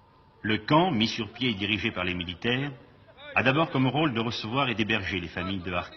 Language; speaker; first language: French; native; French